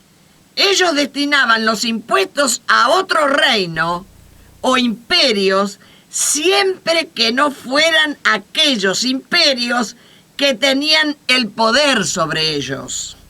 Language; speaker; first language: Spanish; native; Spanish